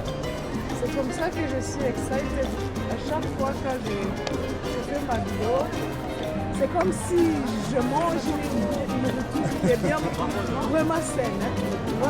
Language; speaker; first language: French; non-native, local second language; Kinyarwanda